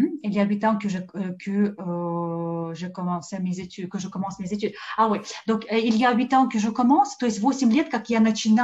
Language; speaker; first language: French; non-native, fluent; Russian